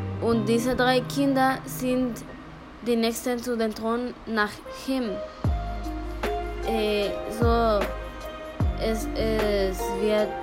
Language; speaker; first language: German; non-native, learner; Spanish